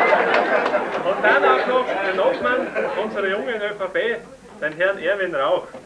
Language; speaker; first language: German; native; German